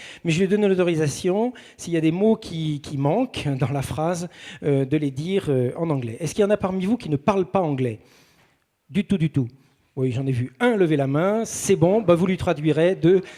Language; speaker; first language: French; native; French